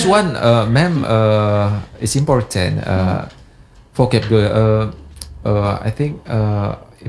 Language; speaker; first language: English; non-native, learner; Indonesian